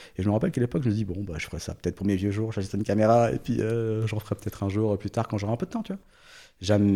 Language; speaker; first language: French; early bilingual, other home language; Portuguese